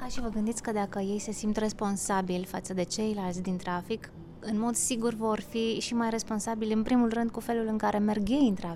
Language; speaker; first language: Romanian; native; Romanian